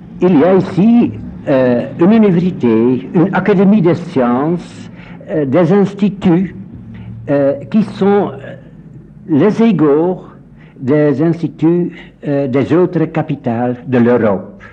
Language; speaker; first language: French; non-native, fluent; Dutch